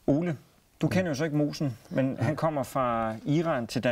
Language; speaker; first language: Danish; native; Danish